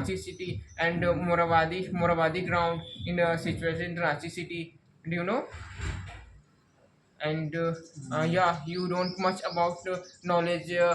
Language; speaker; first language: English; non-native, learner; Hindi